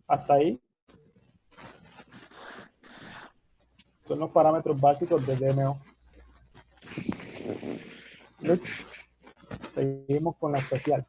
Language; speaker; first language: Spanish; native; Spanish